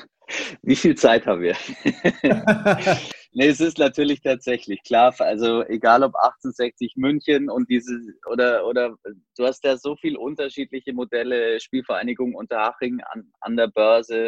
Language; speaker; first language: German; native; German